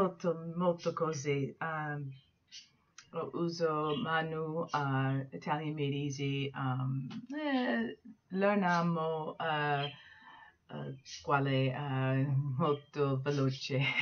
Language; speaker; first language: Italian; non-native, learner; English